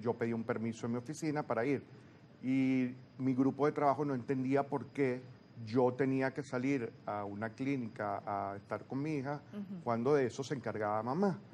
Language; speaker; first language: Spanish; native; Spanish